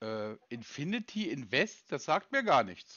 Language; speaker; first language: German; native; German